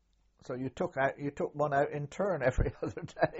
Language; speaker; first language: English; native; English